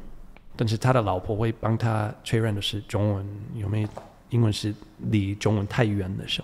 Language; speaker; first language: Chinese; non-native, fluent; English